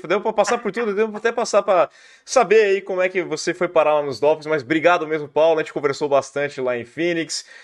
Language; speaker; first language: Portuguese; native; Portuguese